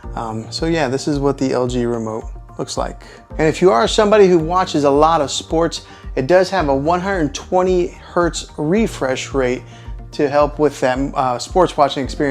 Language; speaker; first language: English; native; English